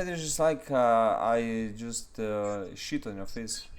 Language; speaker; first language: English; non-native, learner; Lithuanian